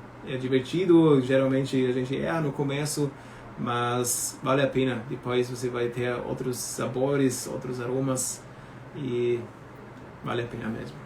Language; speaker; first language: Portuguese; non-native, fluent; German